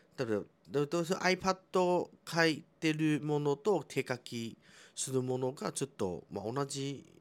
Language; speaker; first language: Japanese; non-native, fluent; Chinese